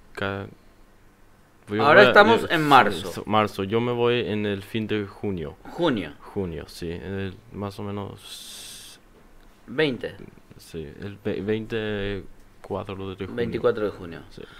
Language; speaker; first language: Spanish; non-native, learner; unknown